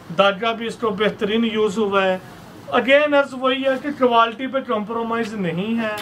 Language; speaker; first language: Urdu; native; Urdu